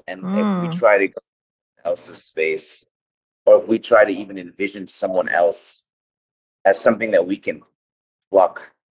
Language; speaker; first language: English; native; English